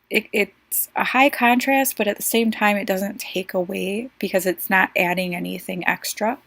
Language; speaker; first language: English; native; English